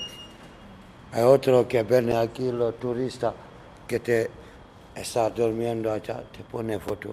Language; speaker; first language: Spanish; non-native, learner; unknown